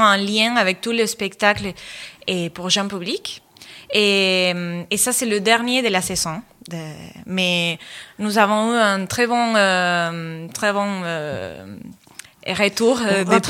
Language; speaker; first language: French; non-native, fluent; Spanish